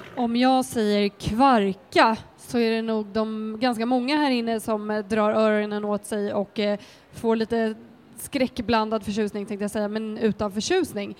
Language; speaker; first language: Swedish; native; Swedish